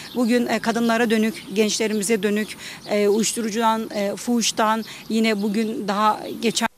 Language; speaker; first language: Turkish; native; Turkish